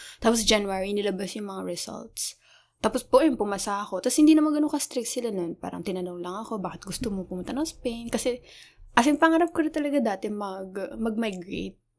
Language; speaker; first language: Filipino; native; Filipino